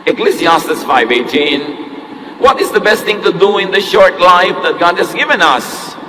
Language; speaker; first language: English; non-native, local second language; Filipino